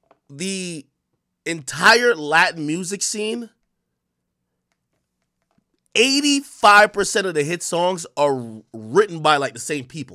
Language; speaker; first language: English; native; English